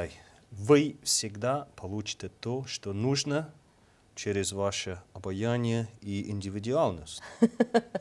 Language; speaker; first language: Russian; non-native, learner; English